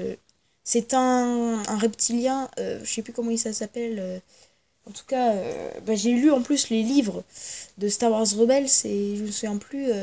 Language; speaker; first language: French; native; French